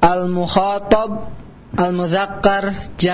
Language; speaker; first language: Arabic; non-native, learner; Indonesian